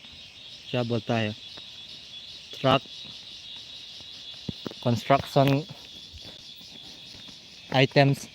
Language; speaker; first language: Hindi; non-native, local second language; Thado Chin